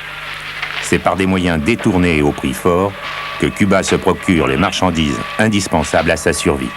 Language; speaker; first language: French; native; French